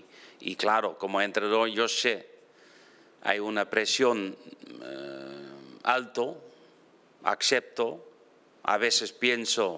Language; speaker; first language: Spanish; non-native, fluent; Dutch